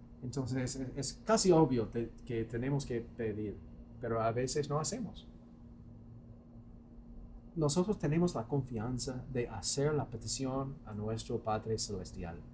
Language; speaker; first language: Spanish; non-native, fluent; English